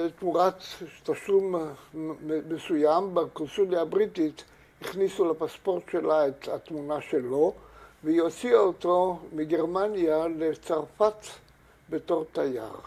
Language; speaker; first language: Hebrew; native; Hebrew